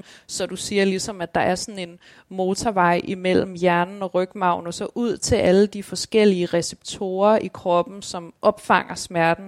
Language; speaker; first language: Danish; native; Danish